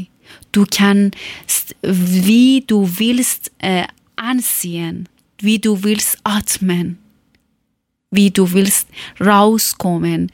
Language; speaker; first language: German; non-native, learner; Persian